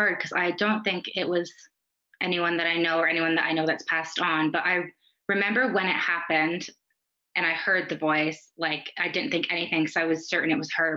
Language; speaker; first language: English; native; English